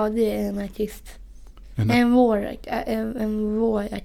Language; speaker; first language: Swedish; non-native, learner; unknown